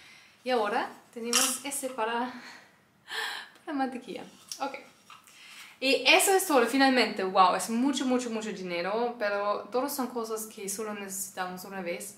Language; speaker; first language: Spanish; non-native, learner; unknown